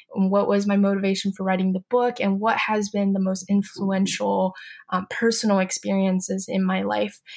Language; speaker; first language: English; non-native, fluent; Chinese